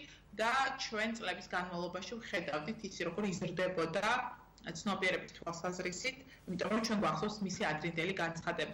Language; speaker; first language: Georgian; native; Georgian